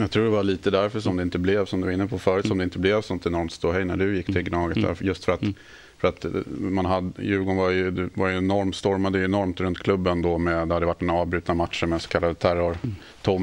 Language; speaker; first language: Swedish; native; Swedish